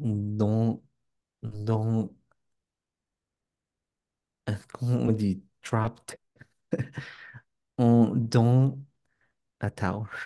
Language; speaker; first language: French; non-native, learner; English